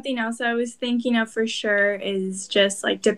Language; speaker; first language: English; native; English